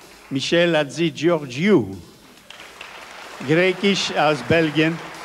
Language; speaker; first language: German; non-native, learner; French